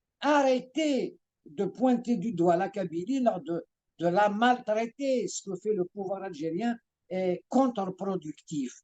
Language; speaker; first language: French; non-native, local second language; Kabyle